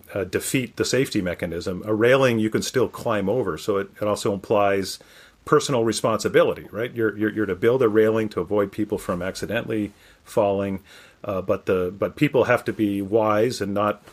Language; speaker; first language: English; native; English